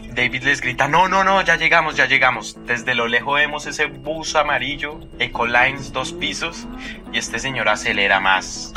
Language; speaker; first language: Spanish; native; Spanish